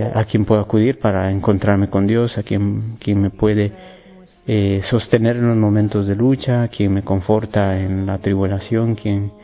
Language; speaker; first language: Spanish; native; Spanish